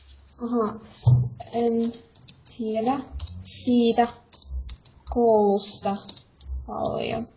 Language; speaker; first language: Finnish; non-native, fluent; Russian